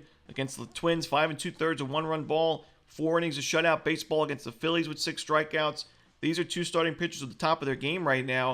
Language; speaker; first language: English; native; English